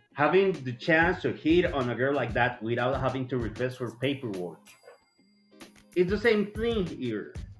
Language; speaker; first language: English; non-native, fluent; Spanish